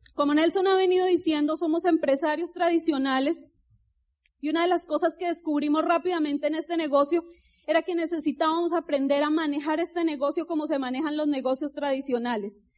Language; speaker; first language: Spanish; native; Spanish